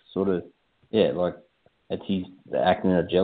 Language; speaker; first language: English; native; English